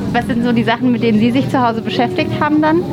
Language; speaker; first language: German; native; German